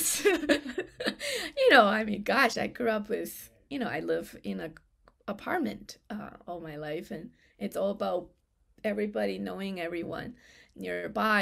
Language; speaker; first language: English; non-native, fluent; Chinese